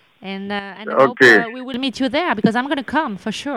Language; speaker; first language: English; non-native, learner; French